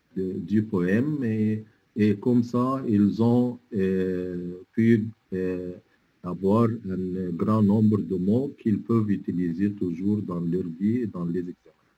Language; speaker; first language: French; non-native, fluent; Arabic